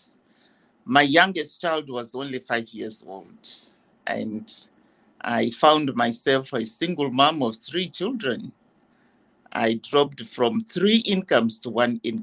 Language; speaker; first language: English; non-native, local second language; Shona